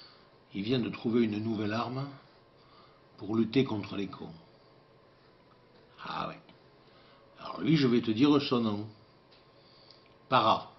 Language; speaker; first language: French; native; French